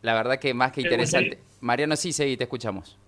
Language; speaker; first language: Spanish; native; Spanish